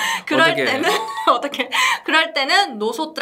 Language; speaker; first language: Korean; native; Korean